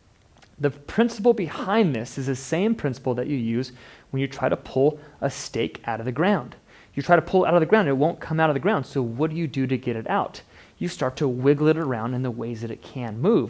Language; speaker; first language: English; native; English